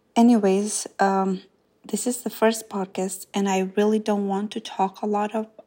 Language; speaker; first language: English; non-native, fluent; Macedonian